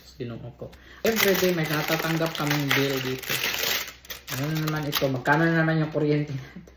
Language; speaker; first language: Filipino; non-native, local second language; Cebuano